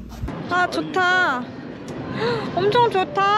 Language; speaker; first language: Korean; native; Korean